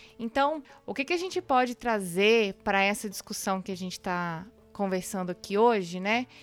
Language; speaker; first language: Portuguese; native; Portuguese